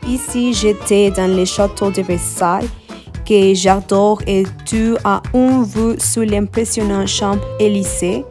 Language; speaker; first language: French; non-native, learner; Spanish